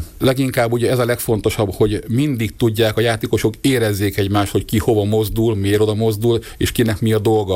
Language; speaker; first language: Hungarian; native; Hungarian